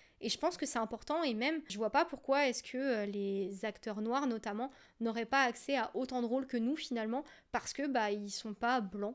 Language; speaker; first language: French; native; French